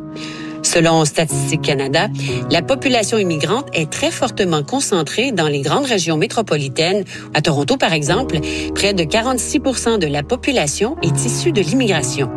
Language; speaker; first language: French; native; French